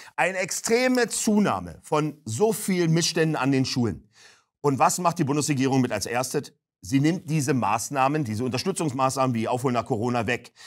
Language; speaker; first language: German; native; German